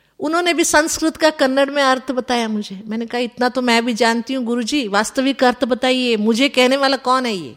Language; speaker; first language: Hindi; non-native, local second language; Kannada